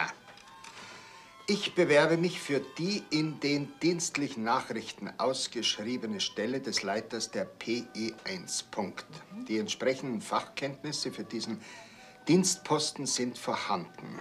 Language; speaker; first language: German; native; German